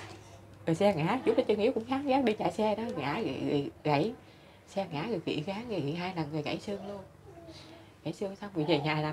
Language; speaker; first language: Vietnamese; native; Vietnamese